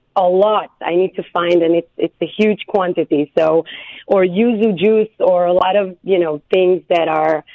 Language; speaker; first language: English; non-native, fluent; Hebrew